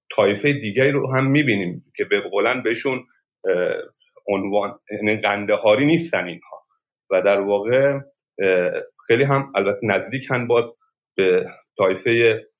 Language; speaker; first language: Persian; native; Persian